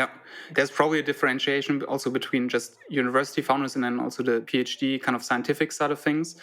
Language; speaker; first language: English; non-native, fluent; German